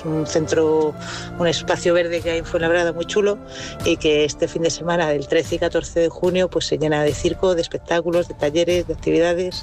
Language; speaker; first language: Spanish; native; Spanish